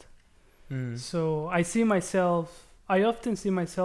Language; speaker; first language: English; non-native, fluent; Spanish